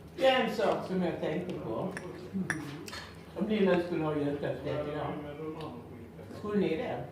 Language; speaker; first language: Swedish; non-native, learner; Thai